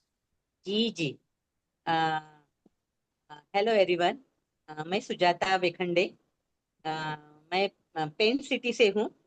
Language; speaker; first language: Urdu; non-native, local second language; Marathi